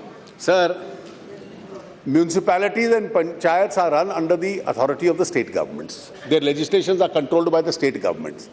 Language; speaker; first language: English; non-native, local second language; Hindi